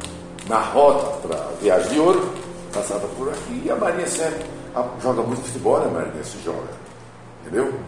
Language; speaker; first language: Portuguese; native; Portuguese